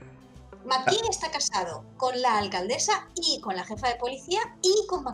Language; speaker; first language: Spanish; native; Spanish